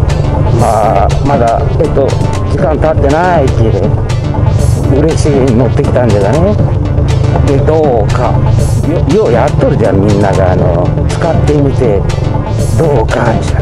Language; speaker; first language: Japanese; native; Japanese